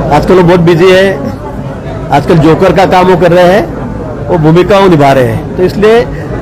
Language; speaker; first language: Hindi; non-native, local second language; Marathi